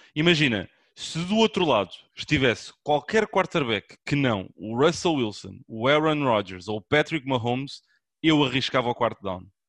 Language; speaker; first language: Portuguese; native; Portuguese